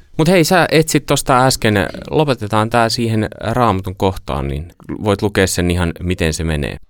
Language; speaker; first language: Finnish; native; Finnish